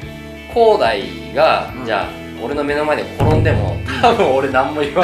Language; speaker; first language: Japanese; native; Japanese